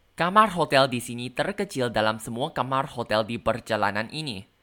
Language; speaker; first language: Indonesian; non-native, learner; Thai